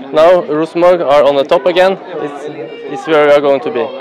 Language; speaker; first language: English; non-native, fluent; Norwegian